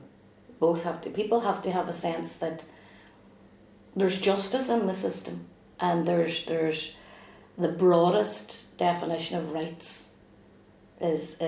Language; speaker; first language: English; native; English